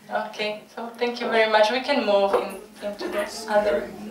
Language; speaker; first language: English; non-native, fluent; Slovak